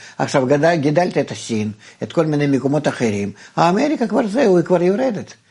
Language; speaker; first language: Hebrew; non-native, fluent; Russian